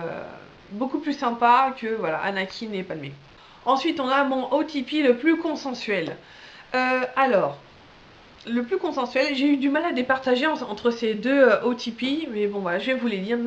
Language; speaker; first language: French; native; French